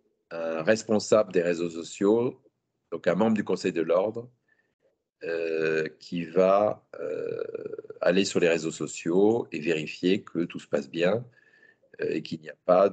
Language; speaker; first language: French; native; French